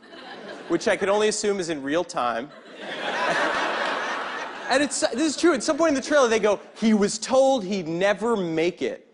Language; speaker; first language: English; native; English